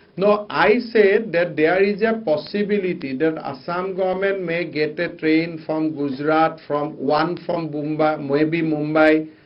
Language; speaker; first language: English; non-native, local second language; Assamese